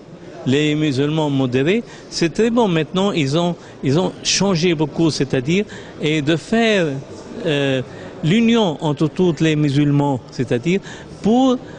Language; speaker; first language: French; non-native, local second language; Arabic